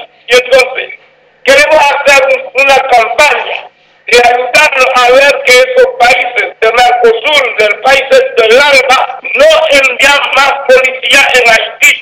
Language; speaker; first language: Spanish; non-native, fluent; Haitian Creole